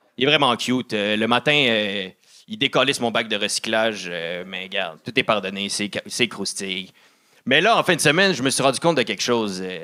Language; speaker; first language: French; native; French